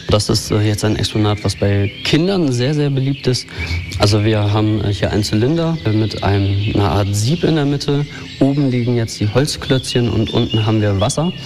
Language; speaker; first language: German; native; German